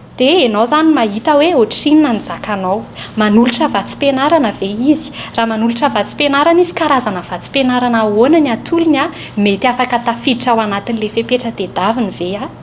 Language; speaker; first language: Malagasy; native; Malagasy